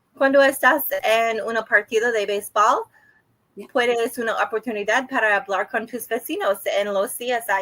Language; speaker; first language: Spanish; non-native, learner; English